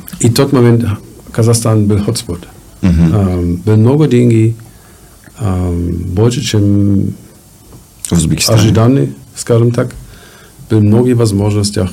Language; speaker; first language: Russian; non-native, learner; German